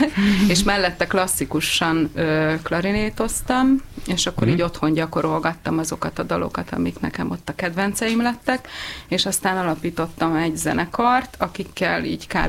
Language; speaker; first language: Hungarian; native; Hungarian